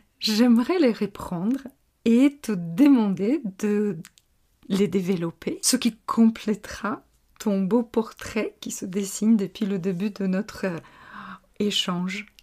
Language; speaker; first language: French; non-native, fluent; Polish